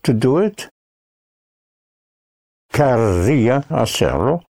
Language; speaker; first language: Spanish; non-native, fluent; English